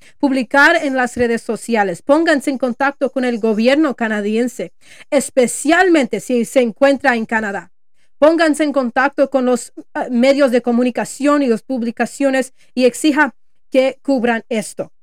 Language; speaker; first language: Spanish; non-native, learner; English